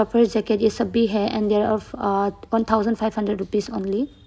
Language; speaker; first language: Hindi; non-native, local second language; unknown